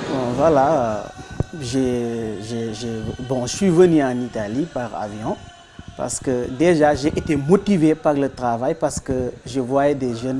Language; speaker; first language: French; non-native, local second language; Wolof